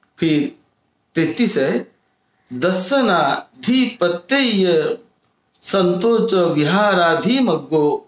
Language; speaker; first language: Hindi; non-native, local second language; Marathi